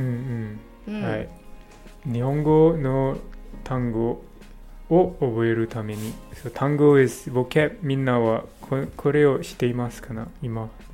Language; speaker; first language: Japanese; non-native, learner; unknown